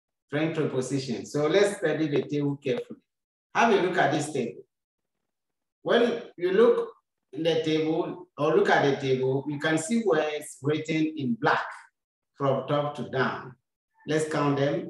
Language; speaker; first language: English; non-native, local second language; Akan